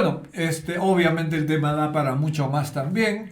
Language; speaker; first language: Spanish; native; Spanish